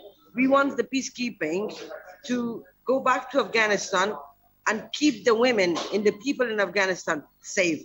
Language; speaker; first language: English; non-native, learner; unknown